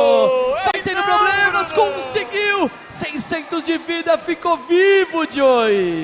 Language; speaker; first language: Portuguese; native; Portuguese